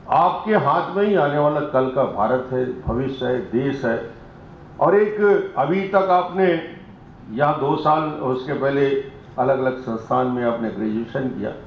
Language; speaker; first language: Hindi; native; Hindi